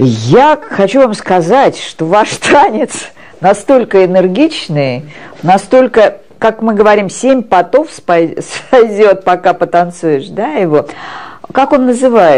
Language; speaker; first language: Russian; native; Russian